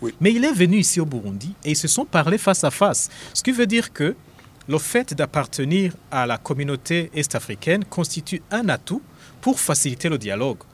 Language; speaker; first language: French; non-native, local second language; Rundi